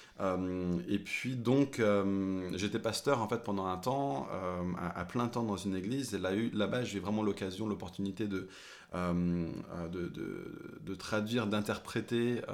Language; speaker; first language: French; early bilingual, other home language; English